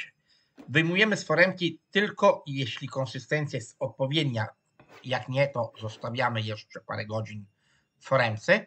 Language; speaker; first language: Polish; non-native, fluent; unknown